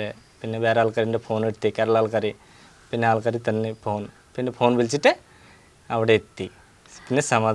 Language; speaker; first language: Malayalam; non-native, local second language; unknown